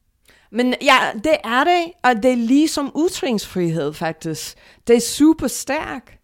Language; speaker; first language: Danish; non-native, fluent; English